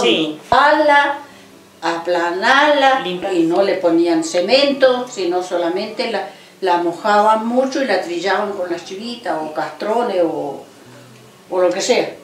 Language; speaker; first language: Spanish; native; Spanish